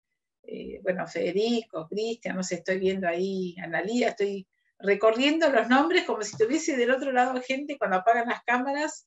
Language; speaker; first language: Spanish; native; Spanish